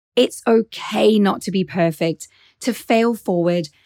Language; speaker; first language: English; native; English